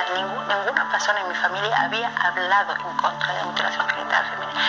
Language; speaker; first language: Spanish; non-native, fluent; Somali